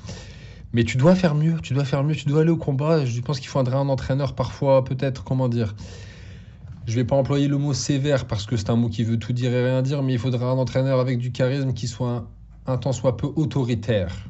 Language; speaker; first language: French; native; French